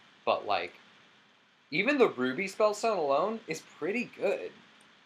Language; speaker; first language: English; native; English